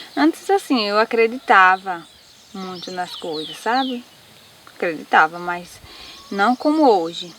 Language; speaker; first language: Portuguese; native; Portuguese